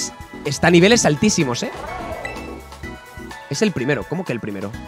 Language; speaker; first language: Spanish; native; Spanish